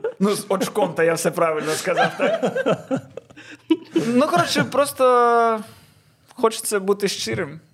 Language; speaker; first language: Ukrainian; non-native, local second language; Russian